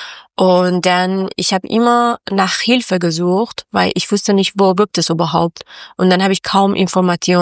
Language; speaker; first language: German; non-native, learner; Persian